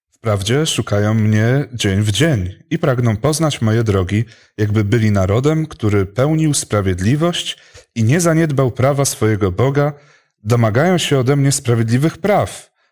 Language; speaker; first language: Polish; native; Polish